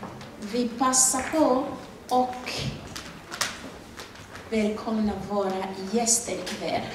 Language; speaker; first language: Swedish; non-native, learner; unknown